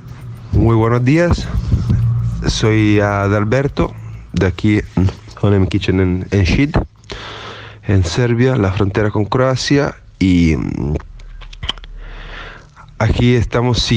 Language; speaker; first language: Spanish; non-native, fluent; Italian